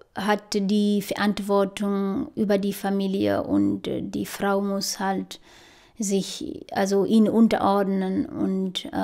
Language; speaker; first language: German; non-native, fluent; Fula